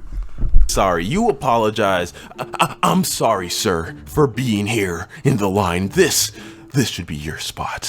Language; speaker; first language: English; native; English